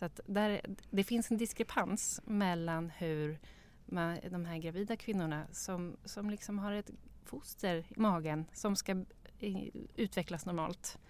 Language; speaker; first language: Swedish; native; Swedish